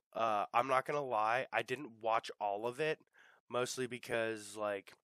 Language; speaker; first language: English; native; English